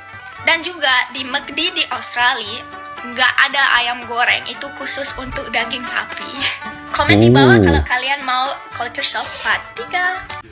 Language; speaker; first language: Indonesian; non-native, fluent; English